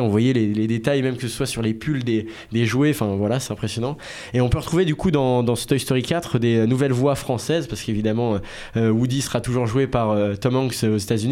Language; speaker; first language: French; native; French